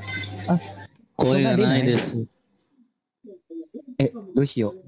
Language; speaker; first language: Japanese; non-native, learner; Indonesian